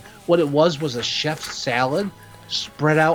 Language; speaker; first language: English; native; English